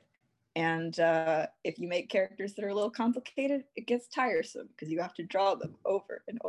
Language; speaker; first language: English; native; English